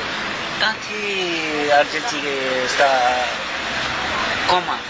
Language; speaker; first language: Italian; non-native, learner; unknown